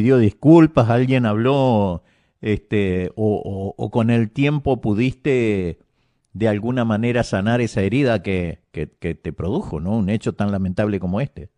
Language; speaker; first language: Spanish; native; Spanish